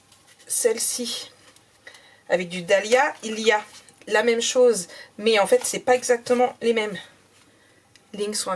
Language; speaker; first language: French; native; French